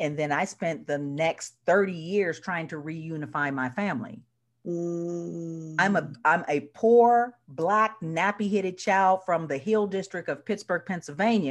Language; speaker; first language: English; native; English